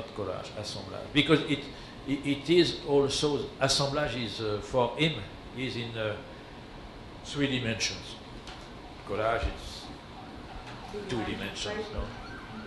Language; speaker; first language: English; non-native, learner; French